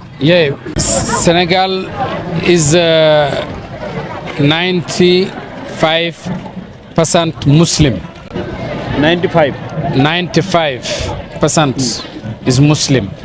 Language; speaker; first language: English; non-native, learner; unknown